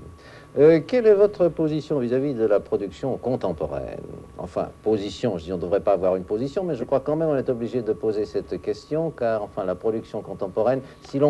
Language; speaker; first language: French; native; French